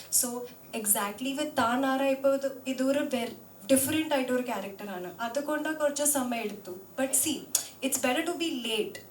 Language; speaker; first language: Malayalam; non-native, local second language; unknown